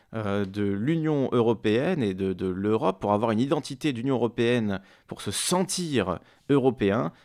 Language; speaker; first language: French; native; French